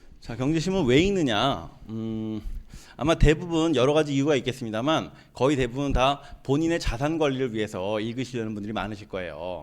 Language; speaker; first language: Korean; native; Korean